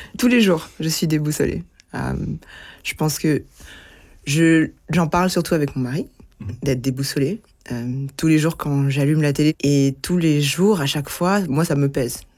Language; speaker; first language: French; early bilingual, other home language; Lingala